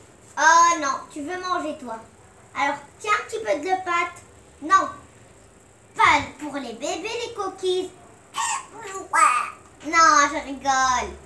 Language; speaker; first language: French; non-native, local second language; Arabic